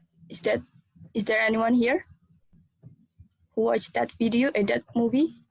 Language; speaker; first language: English; non-native, learner; Indonesian